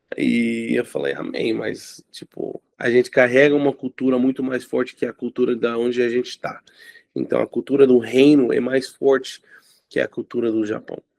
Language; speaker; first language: Portuguese; non-native, fluent; English